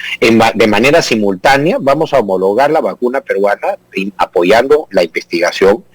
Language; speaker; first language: Spanish; native; Spanish